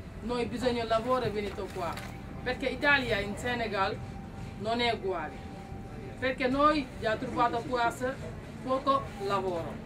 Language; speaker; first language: Italian; non-native, learner; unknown